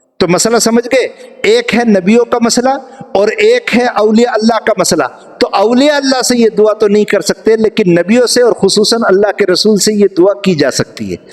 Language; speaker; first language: Urdu; native; Urdu